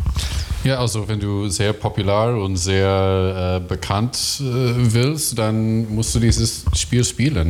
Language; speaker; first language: German; non-native, learner; English